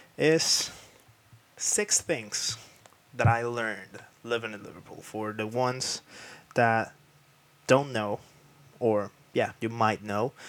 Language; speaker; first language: English; non-native, fluent; Spanish